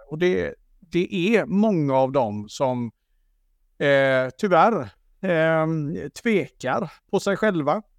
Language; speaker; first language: Swedish; native; Swedish